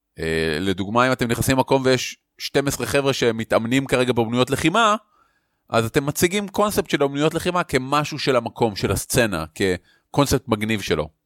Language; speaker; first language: Hebrew; native; Hebrew